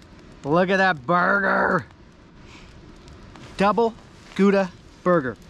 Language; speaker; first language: English; native; English